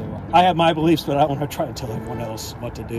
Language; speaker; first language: English; native; English